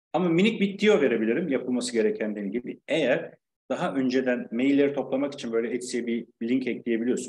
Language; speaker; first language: Turkish; native; Turkish